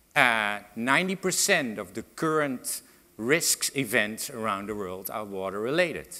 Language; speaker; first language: English; non-native, fluent; Dutch